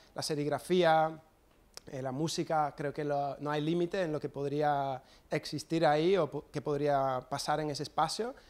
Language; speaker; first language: Spanish; non-native, fluent; English